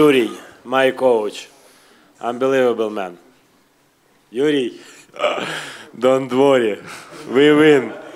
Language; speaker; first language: English; non-native, learner; Ukrainian